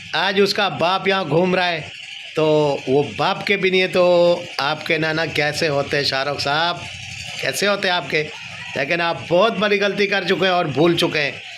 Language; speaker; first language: Urdu; non-native, local second language; Punjabi